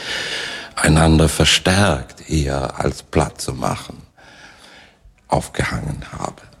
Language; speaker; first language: German; non-native, fluent; Swedish